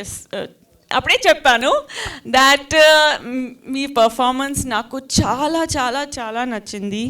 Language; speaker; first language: Telugu; non-native, fluent; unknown